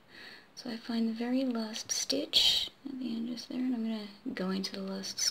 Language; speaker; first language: English; native; English